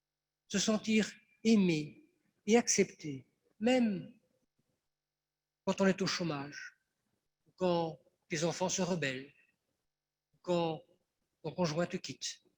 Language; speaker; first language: French; native; French